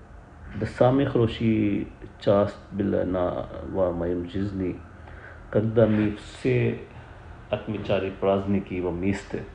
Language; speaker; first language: Russian; non-native, learner; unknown